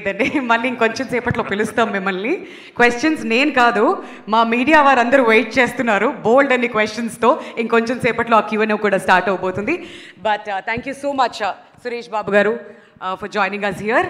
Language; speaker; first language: Telugu; native; Telugu